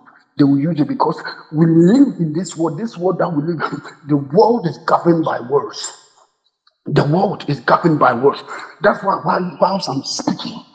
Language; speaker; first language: English; non-native, local second language; Akan